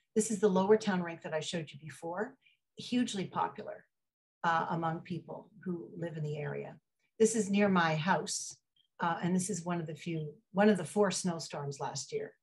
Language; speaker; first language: English; native; English